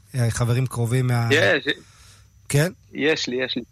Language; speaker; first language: Hebrew; non-native, local second language; Arabic